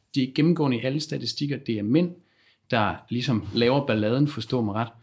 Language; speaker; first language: Danish; native; Danish